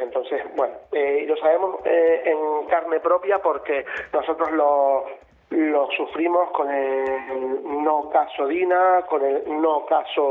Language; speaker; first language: Spanish; native; Spanish